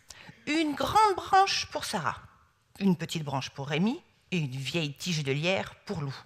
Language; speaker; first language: French; native; French